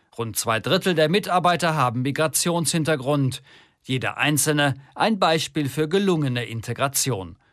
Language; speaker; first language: German; native; German